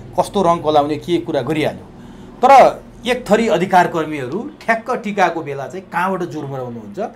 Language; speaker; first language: Nepali; native; Nepali